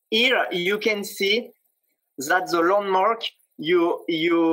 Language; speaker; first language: English; non-native, fluent; French